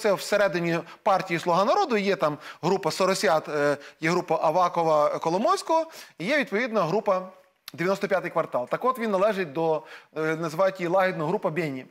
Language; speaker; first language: Ukrainian; native; Ukrainian